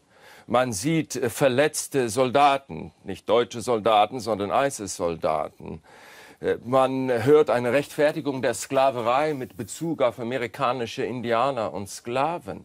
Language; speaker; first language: German; non-native, fluent; English